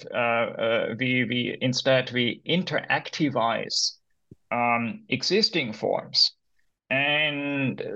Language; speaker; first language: English; non-native, fluent; German